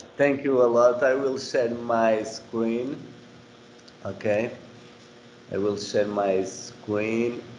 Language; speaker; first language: English; non-native, fluent; Portuguese